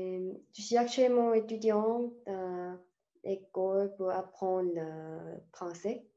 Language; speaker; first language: French; non-native, learner; Korean